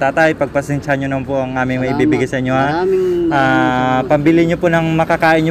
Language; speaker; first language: Filipino; native; Filipino